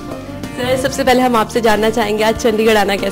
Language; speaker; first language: Hindi; native; Hindi